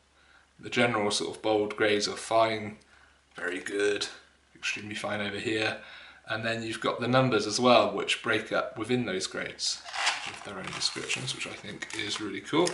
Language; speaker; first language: English; native; English